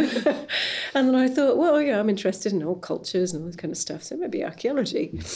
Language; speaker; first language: English; native; English